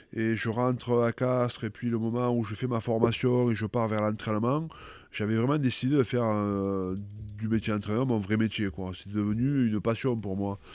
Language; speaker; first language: French; native; French